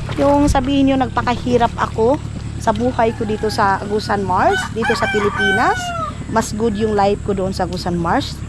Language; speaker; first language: Filipino; non-native, local second language; Cebuano